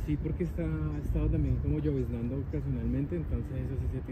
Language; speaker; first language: Spanish; native; Spanish